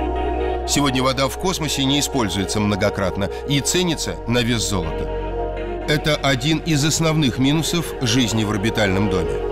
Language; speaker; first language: Russian; native; Russian